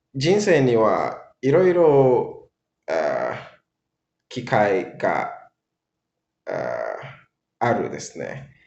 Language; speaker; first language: Japanese; non-native, learner; English